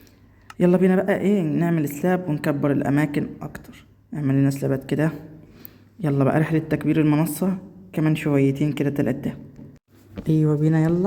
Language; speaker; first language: Arabic; native; Arabic